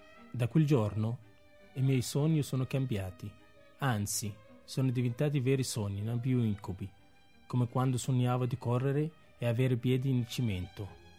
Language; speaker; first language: Italian; non-native, fluent; Arabic